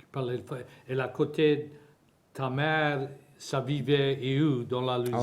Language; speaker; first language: French; native; French